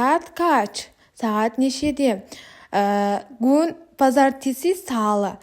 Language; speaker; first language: Turkish; non-native, learner; Kazakh